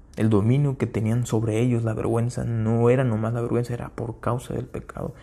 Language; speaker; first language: Spanish; early bilingual, heritage; Spanish